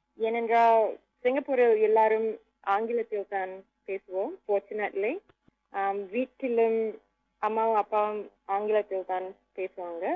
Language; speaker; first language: Tamil; non-native, local second language; English